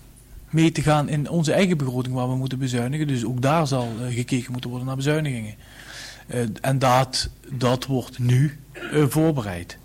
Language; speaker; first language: Dutch; native; Dutch